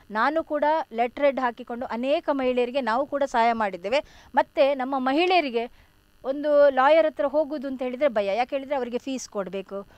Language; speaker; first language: Kannada; non-native, local second language; Tulu